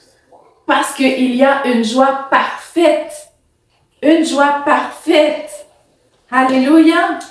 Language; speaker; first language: French; native; French